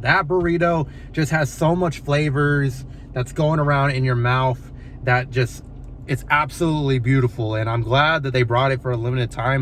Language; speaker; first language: English; native; English